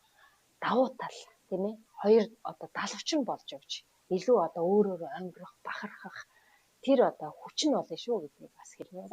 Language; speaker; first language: Mongolian; native; Mongolian